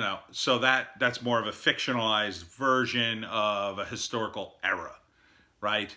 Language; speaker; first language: English; native; English